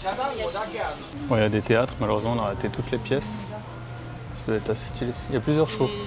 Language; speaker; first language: French; native; French